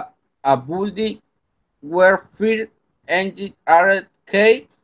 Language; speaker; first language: English; non-native, learner; Spanish